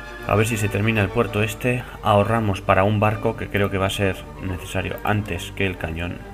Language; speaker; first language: Spanish; native; Spanish